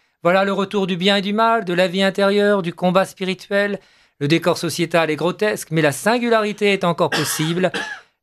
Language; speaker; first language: French; native; French